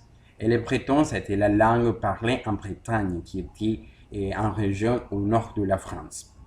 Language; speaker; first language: French; non-native, learner; Spanish